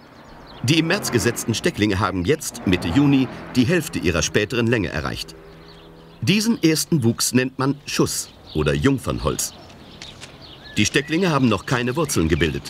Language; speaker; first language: German; native; German